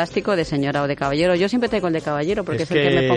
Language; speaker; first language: Spanish; native; Spanish